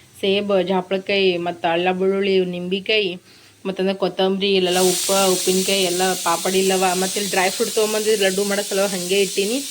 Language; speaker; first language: Kannada; native; Kannada